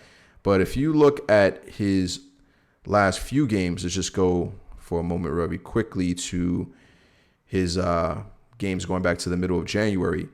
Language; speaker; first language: English; native; English